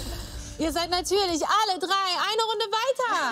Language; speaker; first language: German; native; German